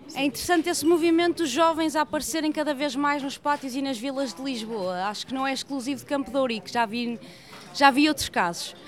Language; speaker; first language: Portuguese; native; Portuguese